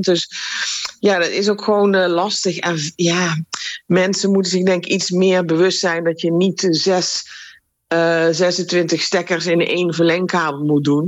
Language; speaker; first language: Dutch; native; Dutch